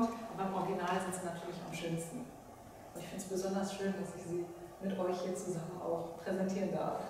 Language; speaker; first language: German; early bilingual, other home language; Persian